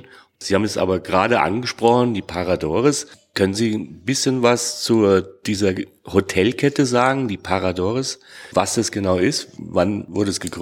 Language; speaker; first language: German; native; German